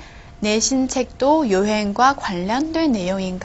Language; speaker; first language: Korean; non-native, fluent; Chinese